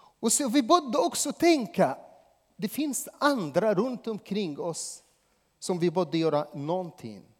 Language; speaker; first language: Swedish; non-native, fluent; Arabic